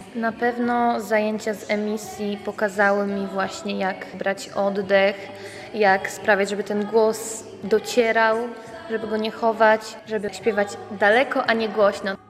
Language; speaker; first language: Polish; native; Polish